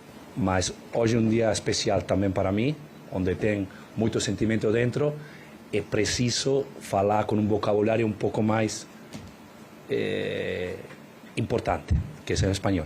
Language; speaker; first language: Portuguese; non-native, learner; Spanish